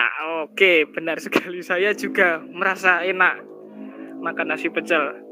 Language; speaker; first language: Indonesian; native; Indonesian